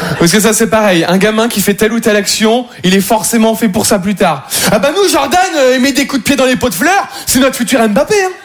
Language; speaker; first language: French; native; French